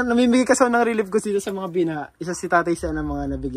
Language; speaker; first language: Filipino; native; Filipino